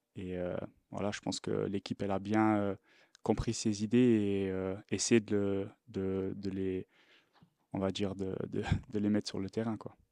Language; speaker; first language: French; non-native, local second language; Luxembourgish